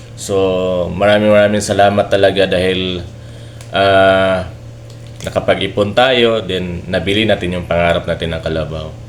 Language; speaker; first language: Filipino; non-native, local second language; Cebuano